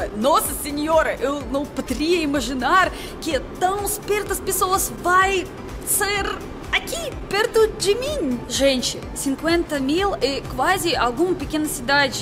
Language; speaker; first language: Portuguese; non-native, learner; Russian